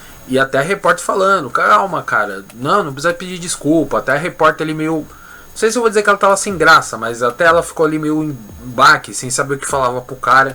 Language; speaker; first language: Portuguese; native; Portuguese